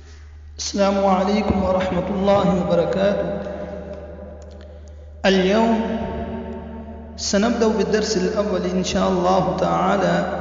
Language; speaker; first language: Arabic; non-native, fluent; Urdu